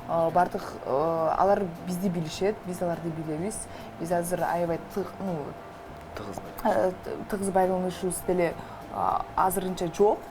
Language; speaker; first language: Kyrgyz; non-native, local second language; Russian